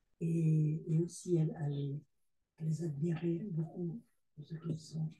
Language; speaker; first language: French; non-native, fluent; Spanish